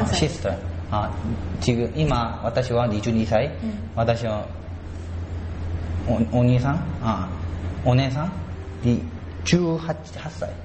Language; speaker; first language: Japanese; non-native, learner; Korean